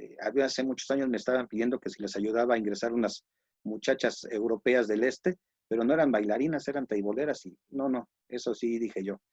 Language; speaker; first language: Spanish; native; Spanish